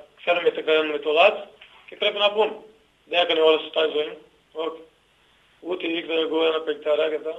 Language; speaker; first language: Greek; non-native, learner; Portuguese